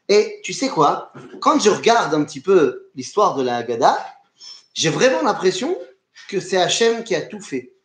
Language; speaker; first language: French; native; French